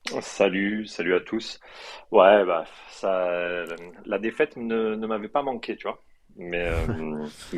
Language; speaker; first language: French; native; French